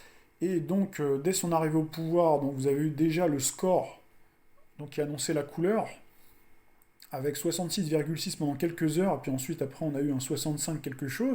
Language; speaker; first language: French; native; French